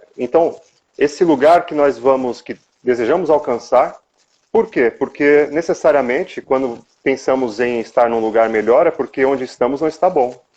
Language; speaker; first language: Portuguese; native; Portuguese